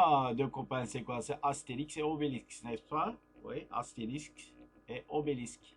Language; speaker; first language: French; non-native, fluent; Turkish